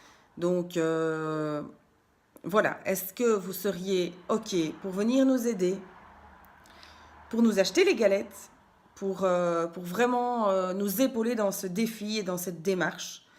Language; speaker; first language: French; native; French